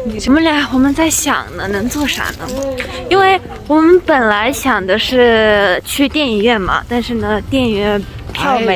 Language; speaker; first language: Chinese; non-native, fluent; Mongolian